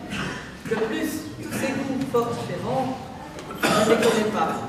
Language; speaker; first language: French; native; French